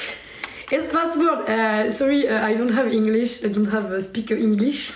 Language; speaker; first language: English; non-native, learner; French